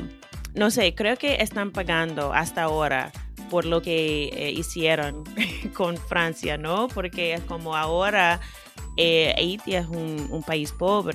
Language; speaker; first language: Spanish; non-native, fluent; English